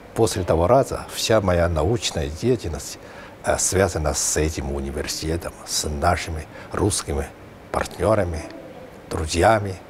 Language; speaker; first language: Russian; non-native, fluent; Chinese